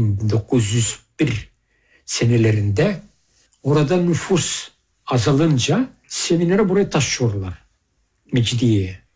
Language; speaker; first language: Turkish; early bilingual, heritage; Turkish